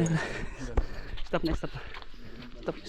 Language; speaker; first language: Filipino; native; Filipino